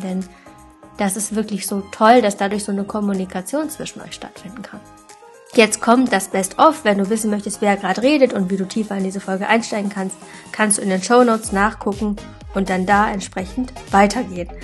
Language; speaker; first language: German; native; German